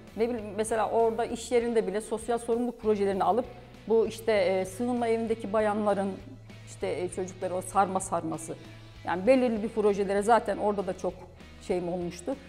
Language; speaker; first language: Turkish; native; Turkish